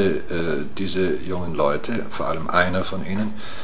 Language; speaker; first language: German; native; German